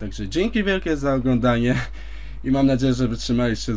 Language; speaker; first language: Polish; native; Polish